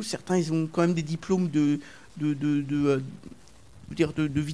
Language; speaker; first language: French; native; French